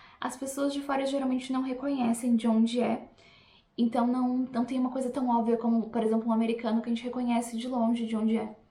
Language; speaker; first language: Portuguese; native; Portuguese